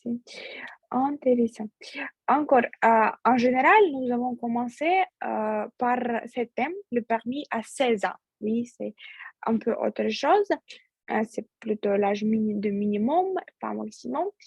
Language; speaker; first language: French; non-native, learner; Russian